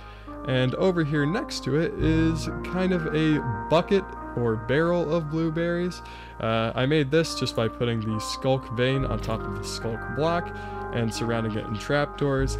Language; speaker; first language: English; native; English